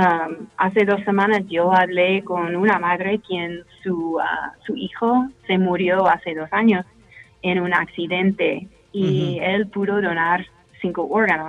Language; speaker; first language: Spanish; non-native, fluent; English